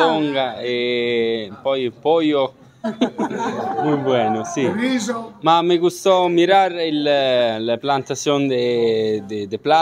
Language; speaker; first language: Spanish; non-native, learner; Italian